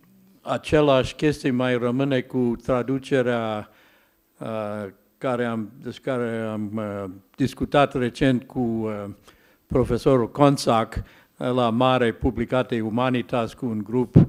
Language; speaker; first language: Romanian; non-native, learner; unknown